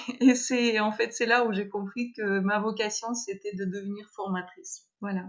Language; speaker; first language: French; non-native, fluent; Russian